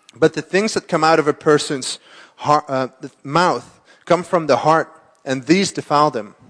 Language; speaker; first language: English; non-native, fluent; Dutch